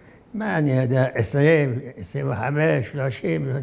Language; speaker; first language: Hebrew; non-native, fluent; Arabic